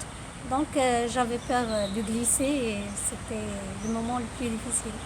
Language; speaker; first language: French; non-native, local second language; Arabic